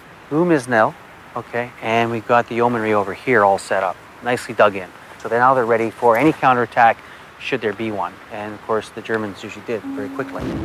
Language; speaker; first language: English; native; English